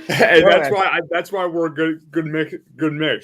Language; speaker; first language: English; native; English